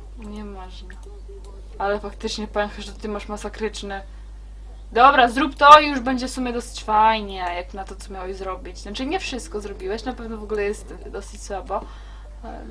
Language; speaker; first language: Polish; native; Polish